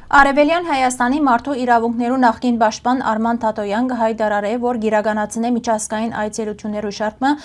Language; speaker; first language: Armenian; early bilingual, heritage; Armenian